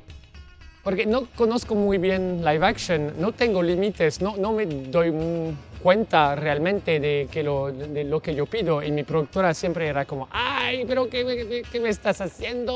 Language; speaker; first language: Spanish; non-native, fluent; French